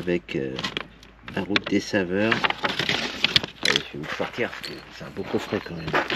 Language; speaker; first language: French; native; French